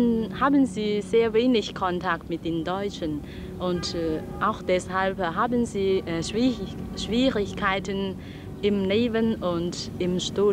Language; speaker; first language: German; non-native, learner; Chinese